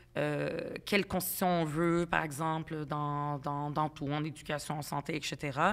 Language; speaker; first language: French; early bilingual, other home language; Arabic